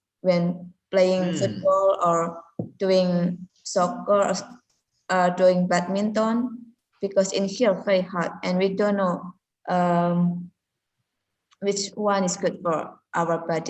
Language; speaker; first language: English; non-native, learner; Indonesian